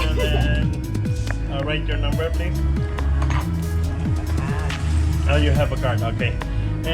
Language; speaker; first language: English; non-native, local second language; Filipino